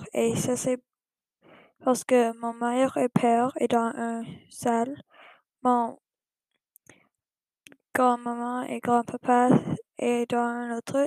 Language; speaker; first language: French; non-native, learner; English